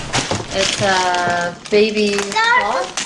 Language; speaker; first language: English; non-native, fluent; Korean